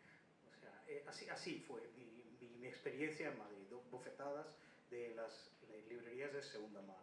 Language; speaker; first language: Spanish; non-native, fluent; Bangla